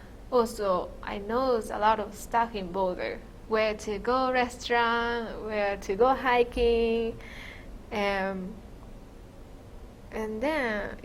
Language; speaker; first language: English; non-native, fluent; Japanese